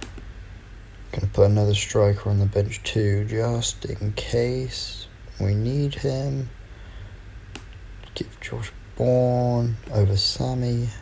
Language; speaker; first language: English; native; English